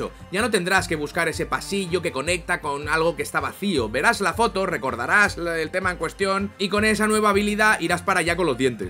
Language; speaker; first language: Spanish; native; Spanish